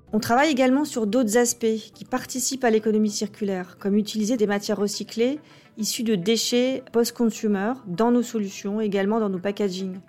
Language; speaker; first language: French; native; French